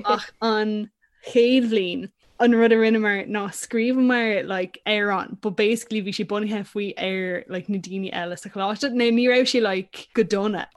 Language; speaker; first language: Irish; non-native, local second language; English